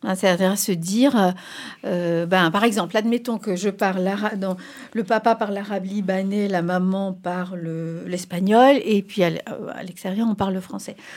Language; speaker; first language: French; non-native, fluent; Spanish